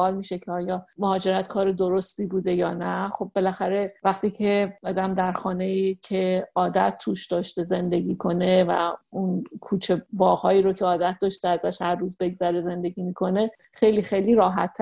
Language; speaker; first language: Persian; native; Persian